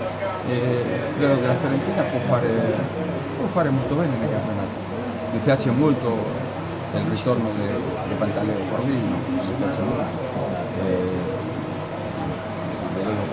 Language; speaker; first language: Italian; non-native, fluent; Spanish